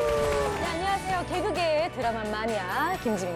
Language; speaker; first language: Korean; native; Korean